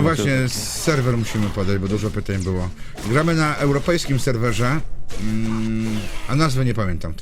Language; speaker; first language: Polish; native; Polish